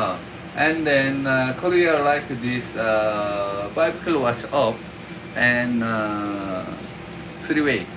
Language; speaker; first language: English; non-native, learner; Korean